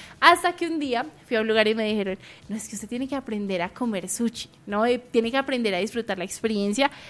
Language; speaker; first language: Spanish; native; Spanish